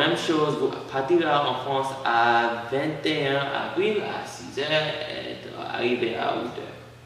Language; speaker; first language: French; non-native, learner; English